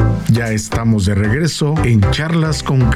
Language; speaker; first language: Spanish; native; Spanish